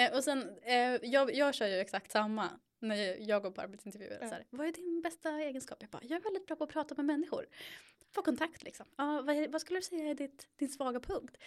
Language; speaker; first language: Swedish; native; Swedish